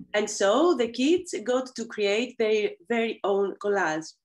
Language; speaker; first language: English; non-native, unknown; Greek